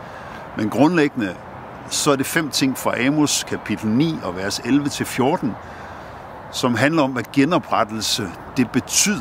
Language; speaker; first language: Danish; native; Danish